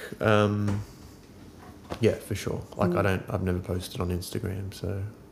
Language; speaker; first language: English; native; English